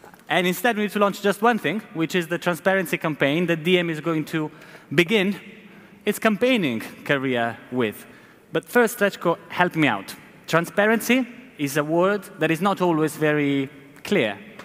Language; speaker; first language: English; non-native, fluent; Italian